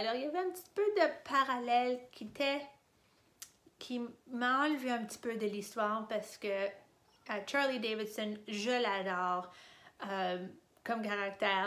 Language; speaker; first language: French; non-native, fluent; English